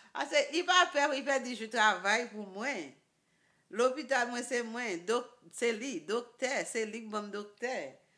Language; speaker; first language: Haitian Creole; native; Haitian Creole